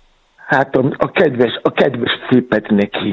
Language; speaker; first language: Hungarian; non-native, fluent; Yoruba